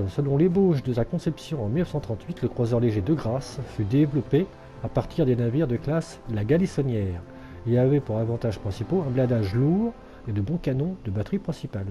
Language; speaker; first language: French; native; French